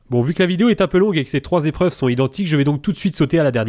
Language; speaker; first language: French; native; French